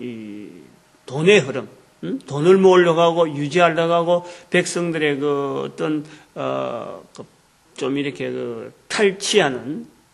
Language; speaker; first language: Korean; native; Korean